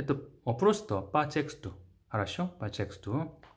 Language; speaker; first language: Russian; non-native, learner; Korean